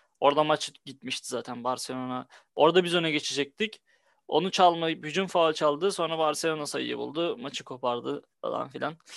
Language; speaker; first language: Turkish; native; Turkish